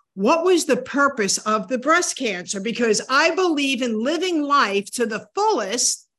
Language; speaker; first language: English; native; English